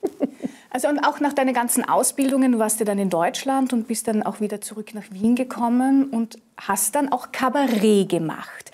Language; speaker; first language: German; native; German